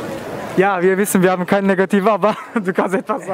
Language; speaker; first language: German; non-native, fluent; Turkish